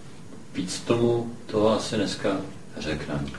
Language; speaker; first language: Czech; native; Czech